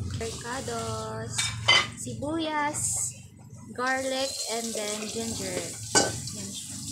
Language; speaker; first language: Filipino; non-native, local second language; Cebuano